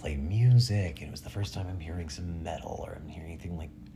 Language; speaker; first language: English; native; English